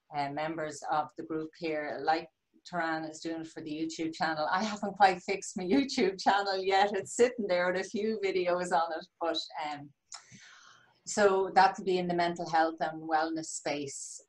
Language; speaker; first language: English; native; English